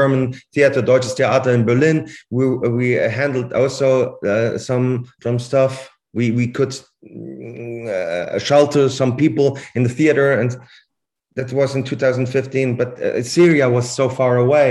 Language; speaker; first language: English; non-native, fluent; Swiss German